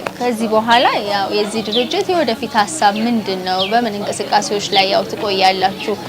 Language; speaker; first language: Amharic; native; Amharic